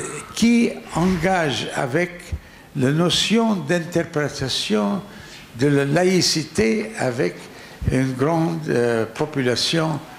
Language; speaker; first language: French; non-native, learner; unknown